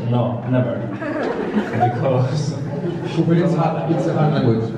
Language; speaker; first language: English; non-native, learner; Spanish